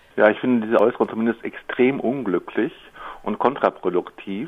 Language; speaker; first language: German; native; German